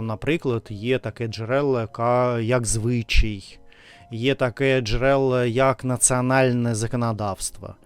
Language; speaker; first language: Ukrainian; non-native, fluent; Russian